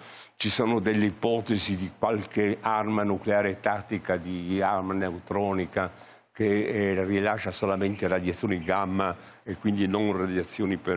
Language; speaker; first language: Italian; native; Italian